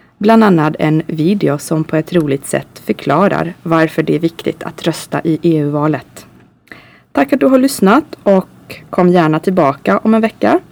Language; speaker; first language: Swedish; native; Swedish